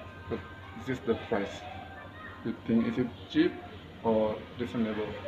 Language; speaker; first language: English; non-native, fluent; Indonesian